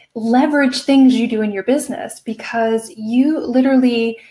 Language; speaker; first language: English; native; English